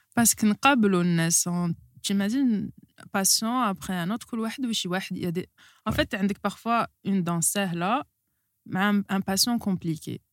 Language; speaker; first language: French; non-native, local second language; Arabic